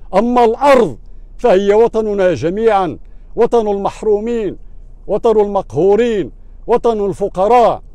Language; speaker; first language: Arabic; non-native, local second language; Riffian